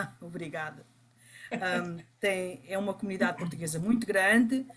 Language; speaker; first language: Portuguese; early bilingual, other home language; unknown